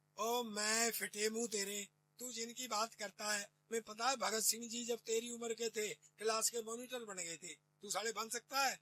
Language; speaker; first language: Hindi; native; Hindi